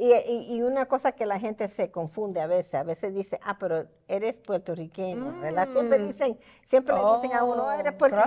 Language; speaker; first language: Spanish; early bilingual, heritage; Spanish